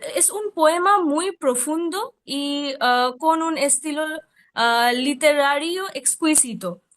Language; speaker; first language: Spanish; non-native, fluent; Bangla